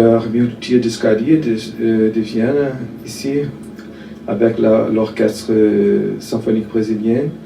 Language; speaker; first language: French; non-native, fluent; Portuguese